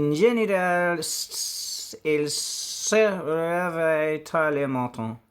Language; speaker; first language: French; non-native, learner; English